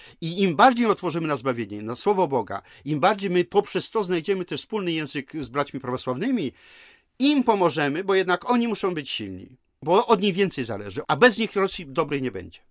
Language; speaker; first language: Polish; native; Polish